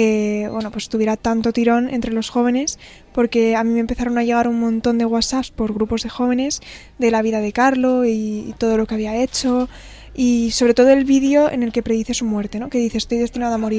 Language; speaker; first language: Spanish; native; Spanish